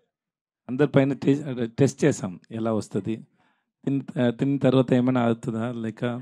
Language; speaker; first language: Telugu; non-native, learner; Tamil